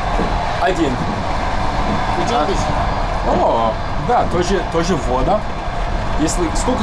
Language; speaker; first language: Russian; non-native, learner; English